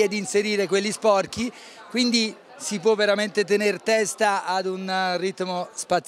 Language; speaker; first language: Italian; native; Italian